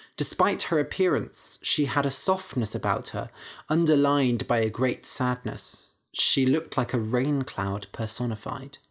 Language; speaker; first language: English; native; English